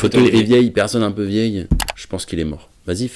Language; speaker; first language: French; native; French